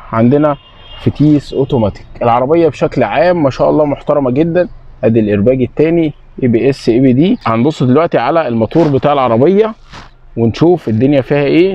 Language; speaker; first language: Arabic; native; Arabic